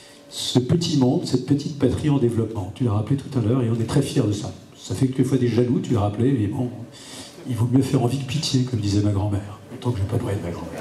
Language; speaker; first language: French; native; French